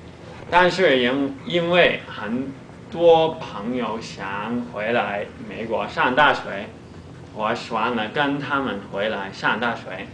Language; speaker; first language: Chinese; non-native, learner; English